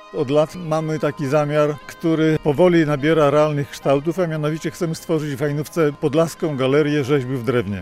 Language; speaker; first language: Polish; native; Polish